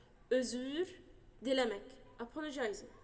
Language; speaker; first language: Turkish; non-native, fluent; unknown